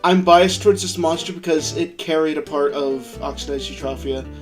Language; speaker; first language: English; native; English